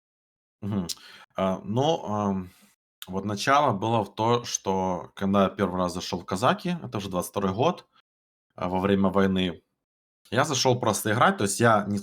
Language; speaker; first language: Russian; native; Russian